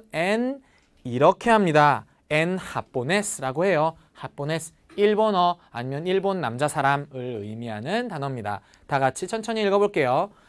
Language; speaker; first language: Korean; native; Korean